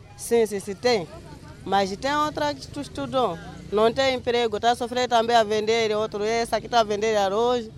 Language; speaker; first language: Portuguese; non-native, local second language; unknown